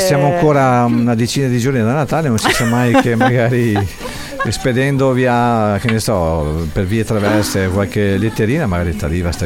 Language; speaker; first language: Italian; native; Italian